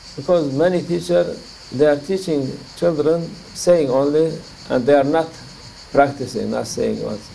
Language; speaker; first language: English; non-native, learner; Turkish